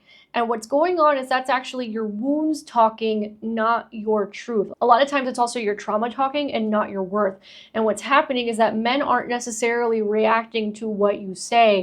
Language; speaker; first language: English; native; English